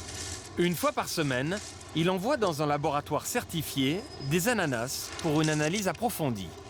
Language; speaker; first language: French; native; French